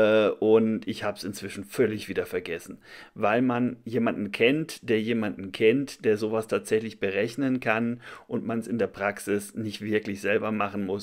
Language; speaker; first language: German; native; German